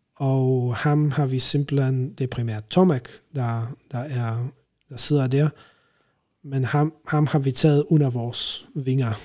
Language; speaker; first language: Danish; non-native, fluent; Polish